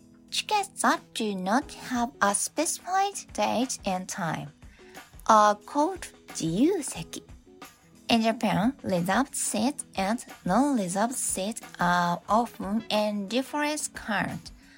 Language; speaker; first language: English; non-native, fluent; Japanese